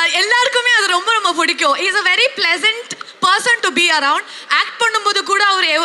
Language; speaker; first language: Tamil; non-native, learner; Kannada